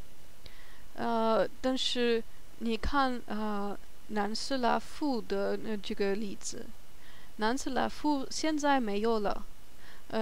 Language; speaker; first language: Chinese; non-native, learner; German